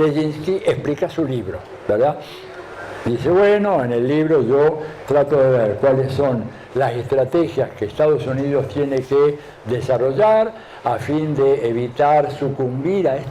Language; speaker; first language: Spanish; native; Spanish